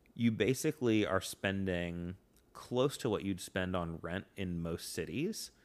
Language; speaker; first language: English; native; English